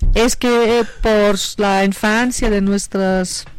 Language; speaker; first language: Spanish; non-native, fluent; German